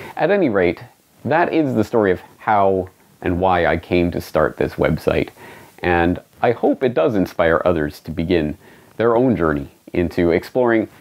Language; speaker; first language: English; native; English